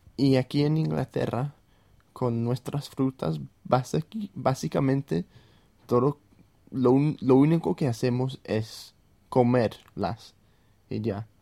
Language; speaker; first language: Spanish; non-native, fluent; English